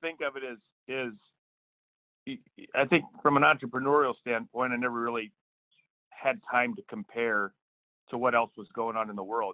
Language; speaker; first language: English; native; English